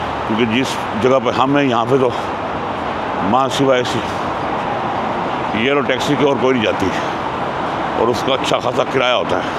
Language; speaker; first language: Urdu; non-native, local second language; Punjabi